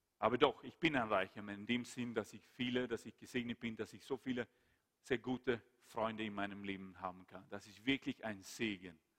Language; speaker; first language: German; non-native, fluent; Swedish